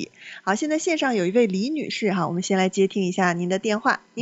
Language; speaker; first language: Chinese; native; Chinese